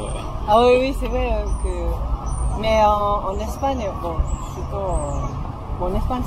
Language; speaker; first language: French; non-native, fluent; Japanese